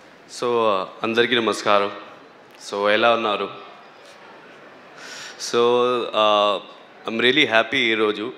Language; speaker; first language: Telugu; non-native, learner; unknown